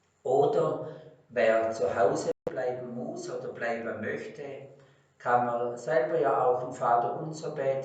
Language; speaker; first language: German; native; German